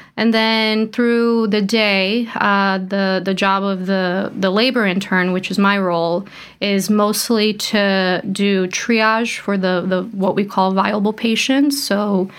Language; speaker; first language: English; early bilingual, other home language; Portuguese